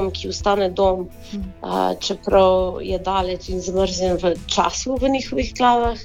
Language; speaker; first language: Slovenian; early bilingual, heritage; Slovenian